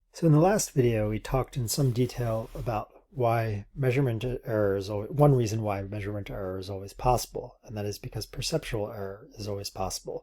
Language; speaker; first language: English; native; English